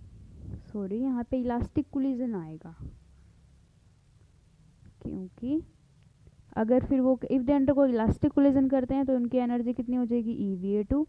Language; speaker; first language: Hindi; native; Hindi